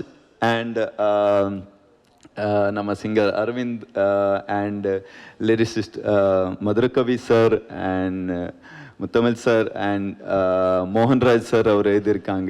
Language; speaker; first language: Tamil; non-native, learner; Kannada